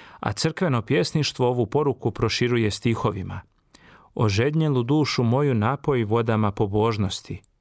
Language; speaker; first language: Serbian; native; Serbian